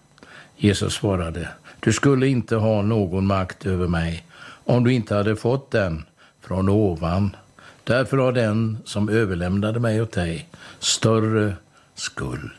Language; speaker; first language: Swedish; native; Swedish